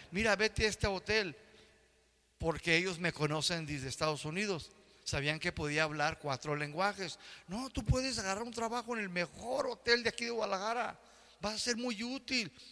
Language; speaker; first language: Spanish; early bilingual, heritage; Spanish